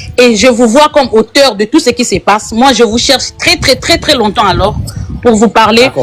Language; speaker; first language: French; non-native, local second language; Lingala